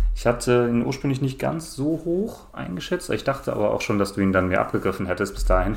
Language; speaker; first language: German; native; German